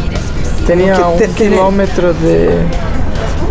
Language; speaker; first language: Spanish; non-native, learner; Portuguese